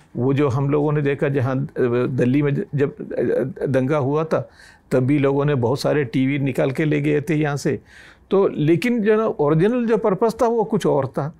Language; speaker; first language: Hindi; non-native, local second language; Malayalam